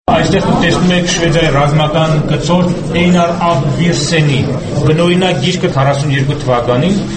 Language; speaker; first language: Armenian; native; Armenian